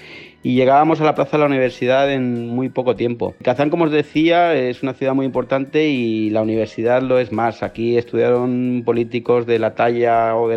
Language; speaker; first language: Spanish; native; Spanish